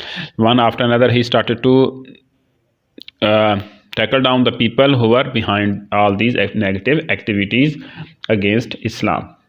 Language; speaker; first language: English; non-native, local second language; Urdu